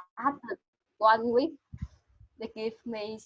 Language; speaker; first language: English; non-native, learner; Vietnamese